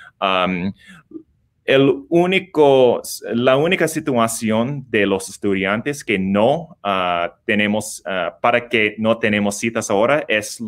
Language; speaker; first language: Spanish; non-native, learner; English